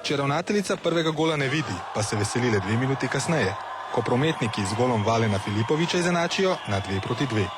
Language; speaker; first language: Slovenian; native; Slovenian